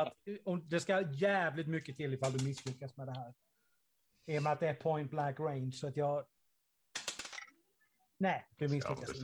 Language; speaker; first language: Swedish; native; Swedish